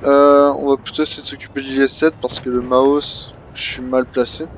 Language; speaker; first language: French; native; French